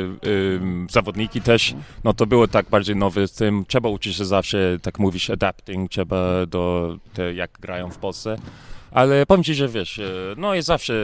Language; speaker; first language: Polish; early bilingual, heritage; English